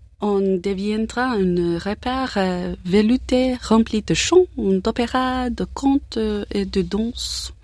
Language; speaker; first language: French; non-native, learner; English